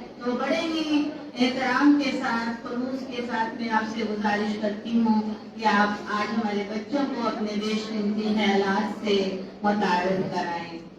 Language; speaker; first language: Urdu; native; Urdu